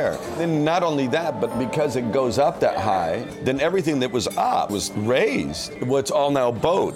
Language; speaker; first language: English; non-native, fluent; Spanish